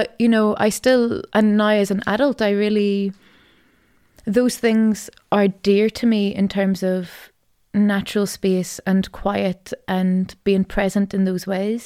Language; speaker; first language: English; native; English